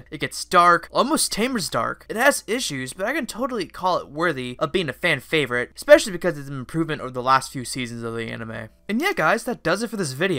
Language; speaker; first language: English; native; English